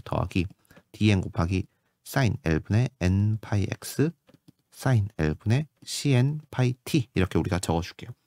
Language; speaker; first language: Korean; native; Korean